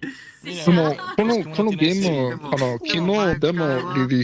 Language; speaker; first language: Japanese; non-native, learner; English